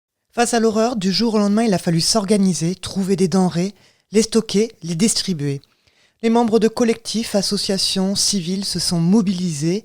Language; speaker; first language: French; native; French